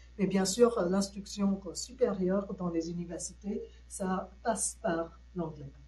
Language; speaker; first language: French; non-native, fluent; Tamil